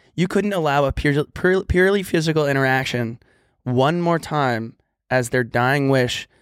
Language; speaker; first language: English; native; English